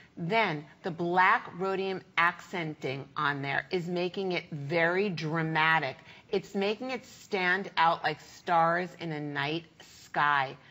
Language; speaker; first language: English; native; English